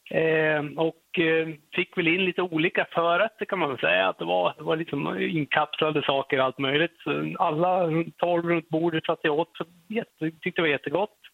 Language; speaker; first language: Swedish; native; Swedish